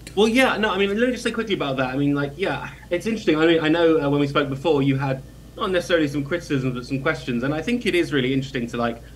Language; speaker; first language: English; native; English